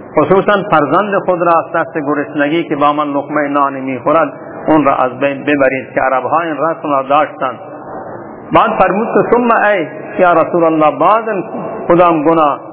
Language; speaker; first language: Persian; non-native, local second language; Baluchi